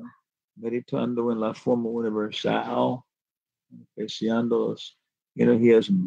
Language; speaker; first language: Spanish; non-native, fluent; English